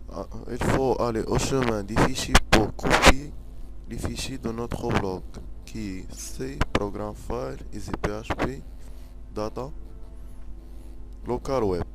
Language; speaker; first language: French; non-native, local second language; Arabic